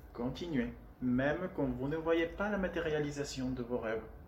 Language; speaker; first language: French; non-native, fluent; Spanish